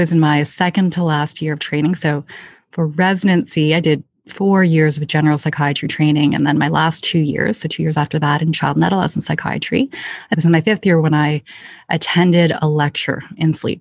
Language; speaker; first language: English; native; English